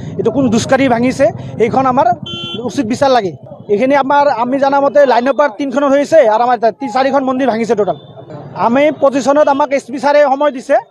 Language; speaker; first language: Assamese; non-native, local second language; Bangla